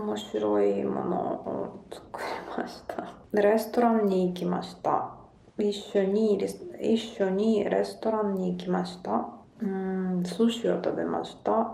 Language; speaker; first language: Japanese; non-native, learner; English